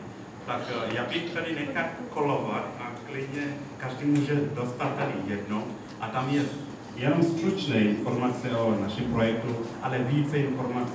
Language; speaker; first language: Czech; non-native, learner; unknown